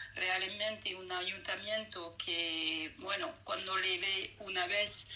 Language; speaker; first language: Spanish; non-native, fluent; French